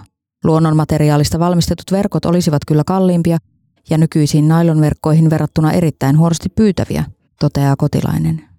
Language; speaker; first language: Finnish; native; Finnish